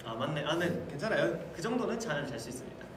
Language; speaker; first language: Korean; native; Korean